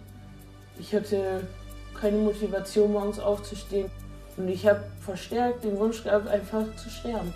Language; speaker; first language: German; native; German